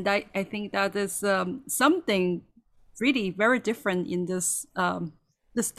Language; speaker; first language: English; non-native, fluent; Chinese